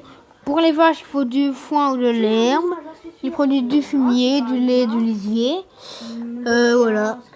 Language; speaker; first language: French; native; French